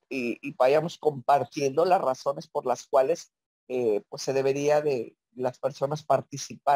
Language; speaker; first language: Spanish; native; Spanish